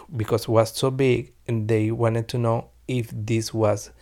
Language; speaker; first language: English; non-native, learner; Spanish